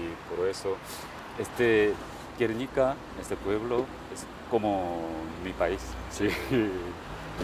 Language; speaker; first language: Spanish; non-native, learner; Korean